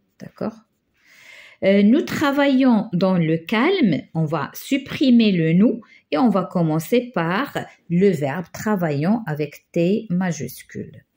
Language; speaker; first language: French; non-native, local second language; Arabic